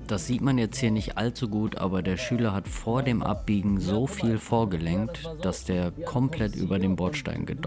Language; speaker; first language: German; native; German